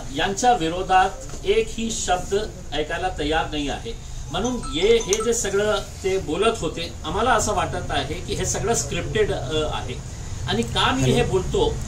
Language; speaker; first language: Marathi; non-native, local second language; Urdu